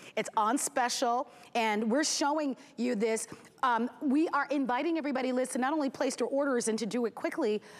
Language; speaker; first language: English; native; English